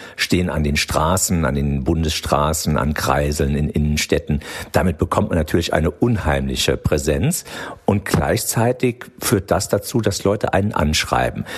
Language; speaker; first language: German; native; German